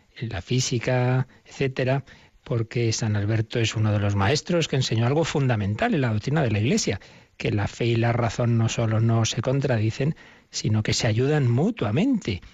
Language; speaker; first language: Spanish; native; Spanish